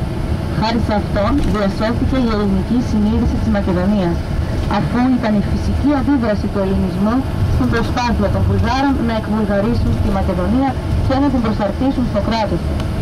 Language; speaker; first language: Greek; native; Greek